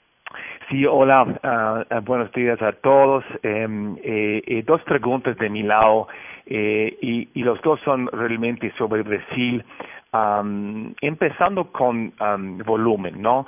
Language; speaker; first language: Spanish; non-native, fluent; Portuguese